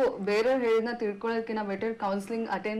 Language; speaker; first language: Kannada; native; Kannada